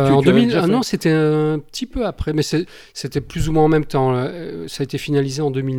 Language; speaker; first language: French; native; French